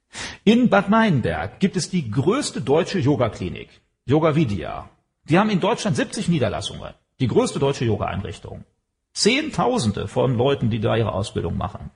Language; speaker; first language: German; native; German